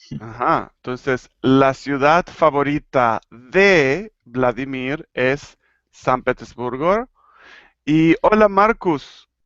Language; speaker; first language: Spanish; native; Spanish